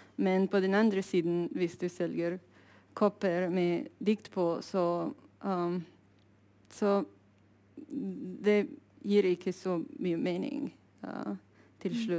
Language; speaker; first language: Norwegian; non-native, fluent; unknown